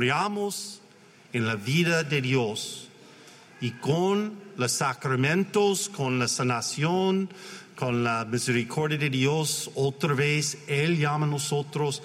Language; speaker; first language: Spanish; non-native, learner; English